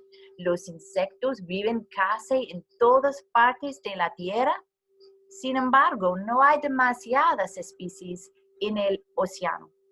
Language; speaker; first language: Spanish; non-native, learner; English